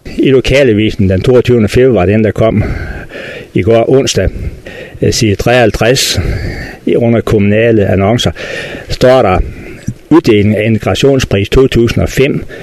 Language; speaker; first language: Danish; native; Danish